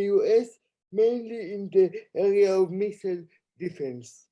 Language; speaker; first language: English; non-native, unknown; Hebrew